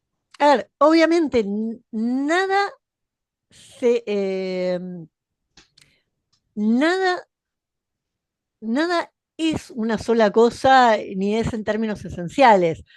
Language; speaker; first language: Spanish; native; Spanish